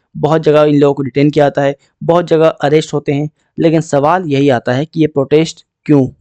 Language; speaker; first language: Hindi; native; Hindi